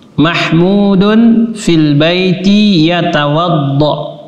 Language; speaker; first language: Arabic; non-native, fluent; Indonesian